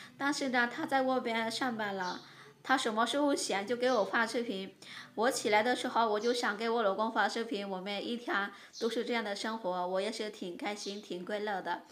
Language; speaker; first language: Chinese; non-native, fluent; Lao